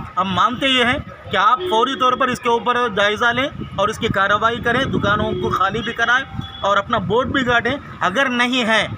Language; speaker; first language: Urdu; native; Urdu